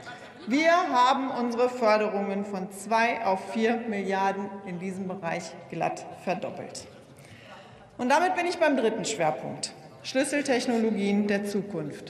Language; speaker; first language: German; native; German